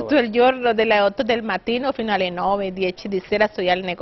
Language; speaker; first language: Italian; non-native, fluent; Spanish